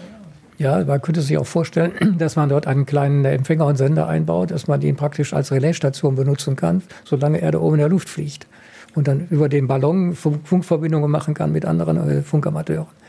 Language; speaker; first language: German; native; German